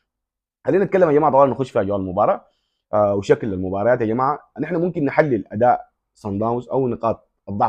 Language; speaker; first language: Arabic; native; Arabic